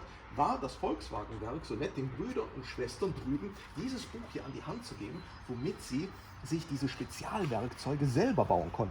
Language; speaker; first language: German; native; German